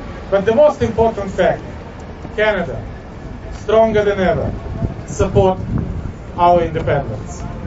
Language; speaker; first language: English; non-native, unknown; Ukrainian